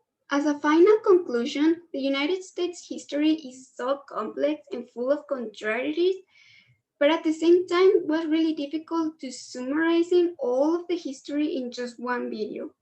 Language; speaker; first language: English; non-native, learner; Spanish